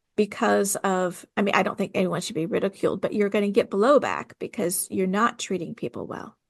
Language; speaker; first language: English; native; English